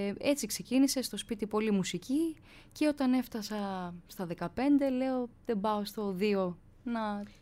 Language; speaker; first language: Greek; native; Greek